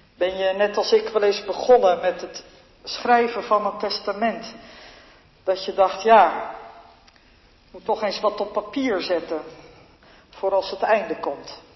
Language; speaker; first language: Dutch; native; Dutch